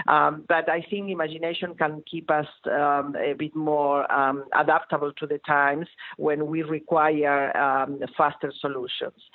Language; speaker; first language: English; non-native, fluent; Spanish